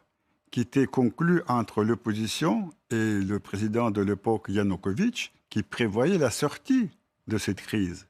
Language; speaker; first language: French; non-native, fluent; Russian